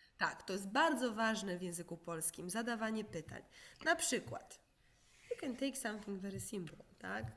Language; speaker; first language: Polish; native; Polish